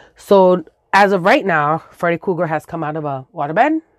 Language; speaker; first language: English; early bilingual, other home language; Spanish